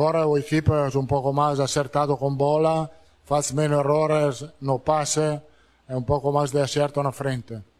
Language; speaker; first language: Portuguese; non-native, learner; Italian